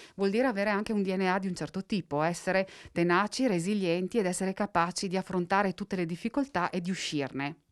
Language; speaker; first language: Italian; non-native, local second language; Slovenian